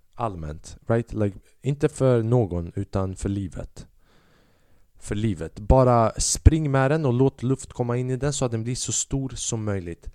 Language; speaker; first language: Swedish; early bilingual, other home language; Albanian